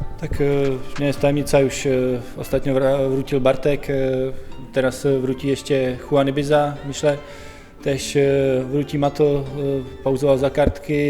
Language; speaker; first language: Polish; non-native, learner; Czech